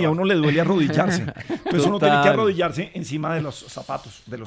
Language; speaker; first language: Spanish; native; Spanish